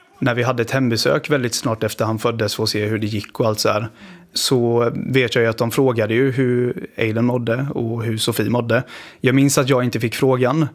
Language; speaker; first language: Swedish; native; Swedish